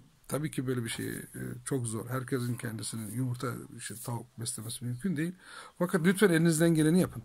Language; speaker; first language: Turkish; native; Turkish